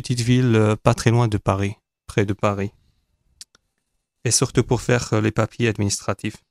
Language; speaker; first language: French; non-native, fluent; Arabic